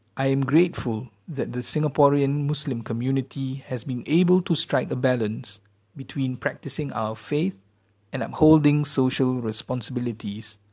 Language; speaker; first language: English; non-native, local second language; Malay